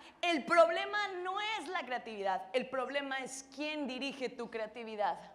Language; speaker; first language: Spanish; native; Spanish